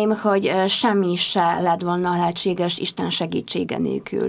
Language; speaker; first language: Hungarian; non-native, fluent; Polish